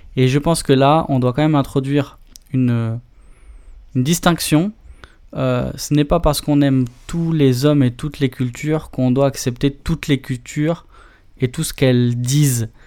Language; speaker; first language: French; native; French